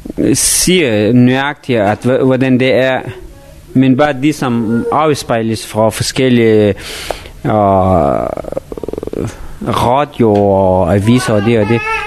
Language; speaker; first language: Danish; non-native, fluent; Persian